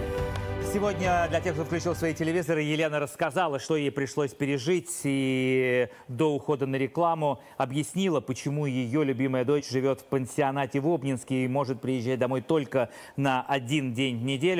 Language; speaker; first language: Russian; native; Russian